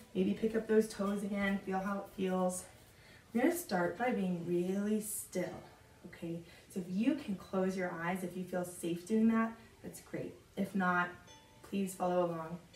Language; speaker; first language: English; native; English